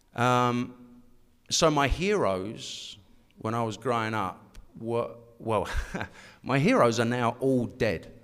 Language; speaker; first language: English; native; English